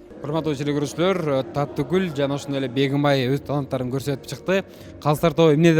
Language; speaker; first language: Kyrgyz; native; Kyrgyz